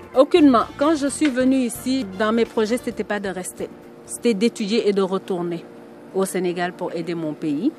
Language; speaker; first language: French; non-native, local second language; Wolof